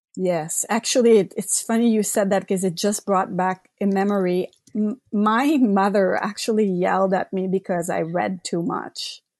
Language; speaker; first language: English; non-native, fluent; French